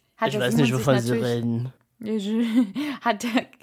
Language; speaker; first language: German; native; German